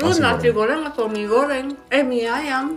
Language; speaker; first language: Indonesian; early bilingual, other home language; Korean